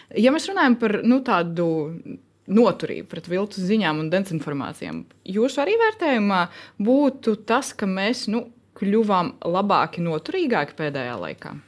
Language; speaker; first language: Latvian; native; Latvian